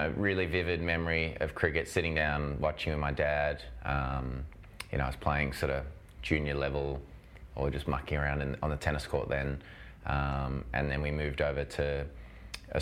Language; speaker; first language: English; native; English